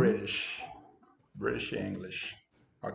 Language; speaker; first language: English; non-native, learner; Portuguese